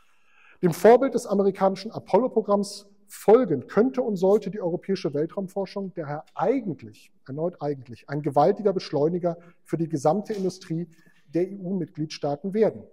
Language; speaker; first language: German; native; German